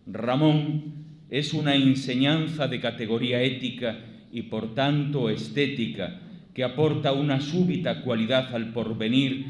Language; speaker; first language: Spanish; native; Spanish